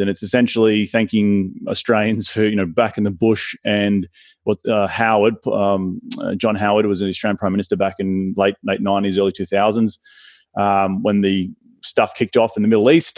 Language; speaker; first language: English; native; English